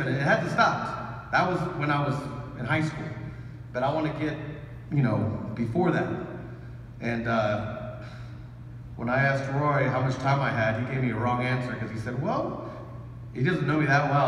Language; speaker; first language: English; early bilingual, other home language; Spanish